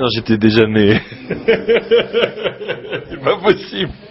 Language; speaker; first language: French; native; French